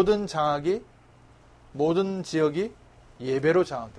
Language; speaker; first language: Korean; native; Korean